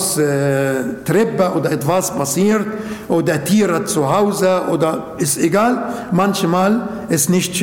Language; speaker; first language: German; non-native, local second language; Arabic